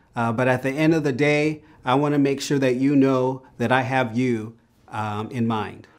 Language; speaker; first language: English; native; English